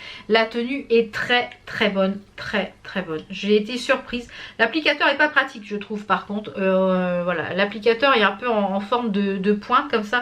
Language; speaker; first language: French; native; French